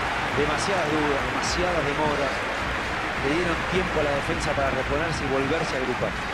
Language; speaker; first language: Spanish; native; Spanish